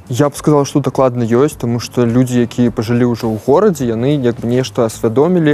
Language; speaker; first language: Belarusian; non-native, local second language; Russian